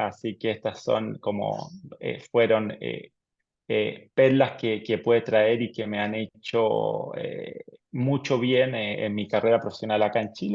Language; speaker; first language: Spanish; native; Spanish